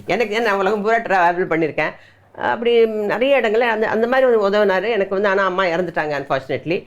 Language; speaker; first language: Tamil; native; Tamil